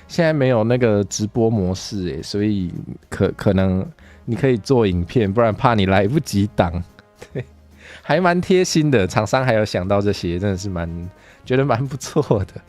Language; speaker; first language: Chinese; native; Chinese